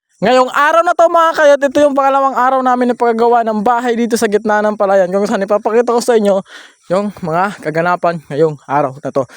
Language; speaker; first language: Filipino; non-native, local second language; Masbatenyo